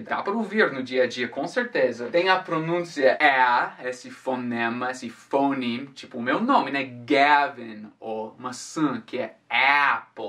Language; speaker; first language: Portuguese; non-native, fluent; English